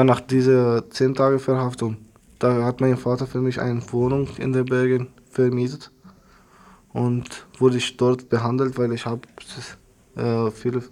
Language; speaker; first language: German; non-native, learner; Arabic